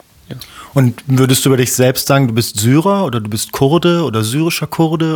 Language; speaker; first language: German; native; German